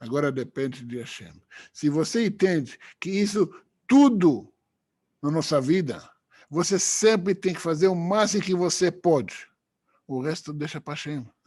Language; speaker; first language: Portuguese; non-native, fluent; Hebrew